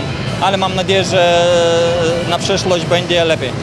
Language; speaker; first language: Polish; non-native, fluent; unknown